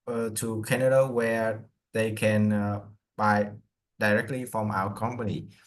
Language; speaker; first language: English; non-native, learner; Vietnamese